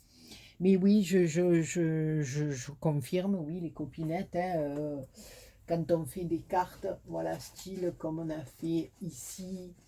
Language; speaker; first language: French; native; French